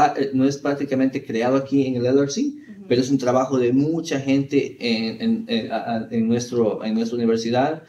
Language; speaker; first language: Spanish; early bilingual, heritage; Spanish